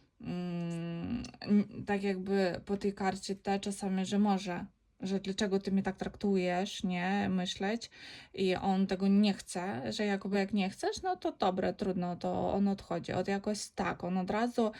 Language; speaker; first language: Polish; non-native, learner; Ukrainian